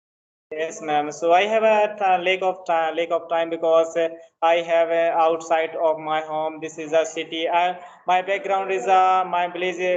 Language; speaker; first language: English; non-native, learner; Hindi